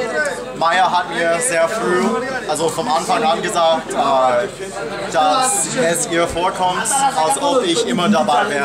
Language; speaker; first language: German; non-native, fluent; English